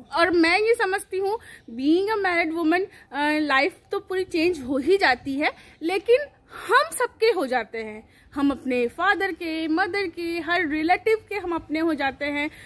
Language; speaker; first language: Hindi; native; Hindi